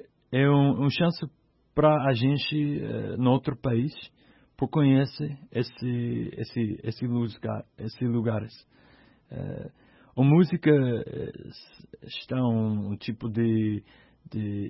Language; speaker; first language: Portuguese; non-native, learner; English